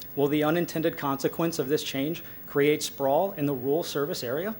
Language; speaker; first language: English; native; English